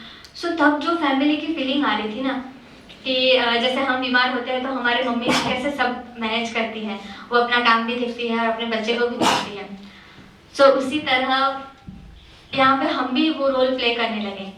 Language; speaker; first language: Hindi; native; Hindi